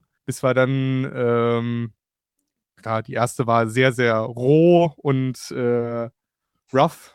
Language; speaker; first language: German; native; German